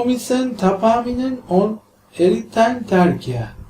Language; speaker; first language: Finnish; non-native, learner; Persian